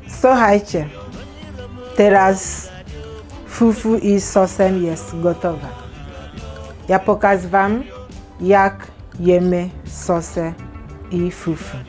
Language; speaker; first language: Polish; non-native, learner; Igbo